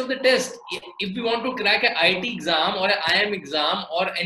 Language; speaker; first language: English; non-native, local second language; Hindi